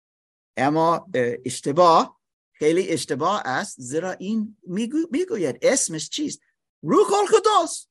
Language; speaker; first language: Persian; non-native, learner; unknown